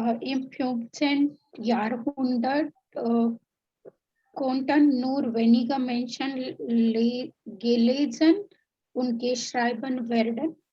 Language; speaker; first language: German; non-native, learner; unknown